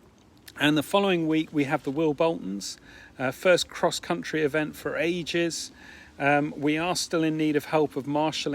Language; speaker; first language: English; native; English